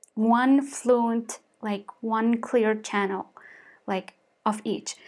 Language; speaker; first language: English; non-native, fluent; Mongolian